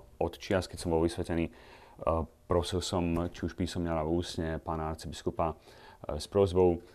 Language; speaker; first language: Slovak; native; Slovak